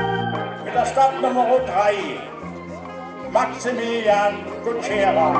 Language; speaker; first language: German; native; German